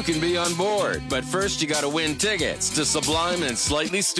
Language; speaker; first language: English; native; English